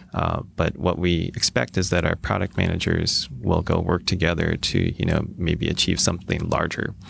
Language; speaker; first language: English; native; English